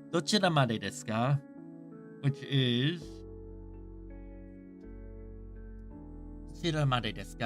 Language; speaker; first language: Japanese; non-native, learner; English